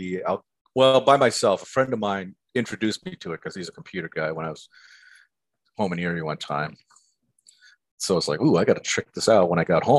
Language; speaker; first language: English; native; English